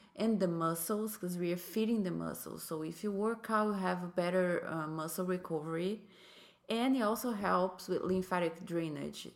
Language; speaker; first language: English; non-native, fluent; Portuguese